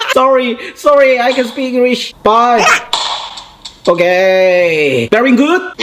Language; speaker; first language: English; non-native, learner; Korean